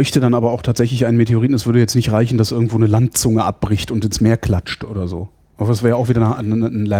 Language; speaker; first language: German; native; German